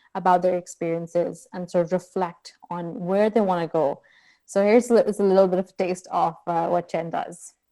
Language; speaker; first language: English; non-native, local second language; Urdu